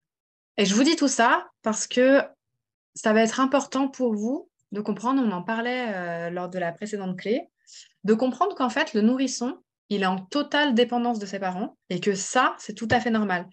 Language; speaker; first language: French; native; French